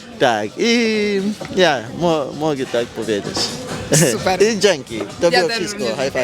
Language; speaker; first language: Polish; non-native, learner; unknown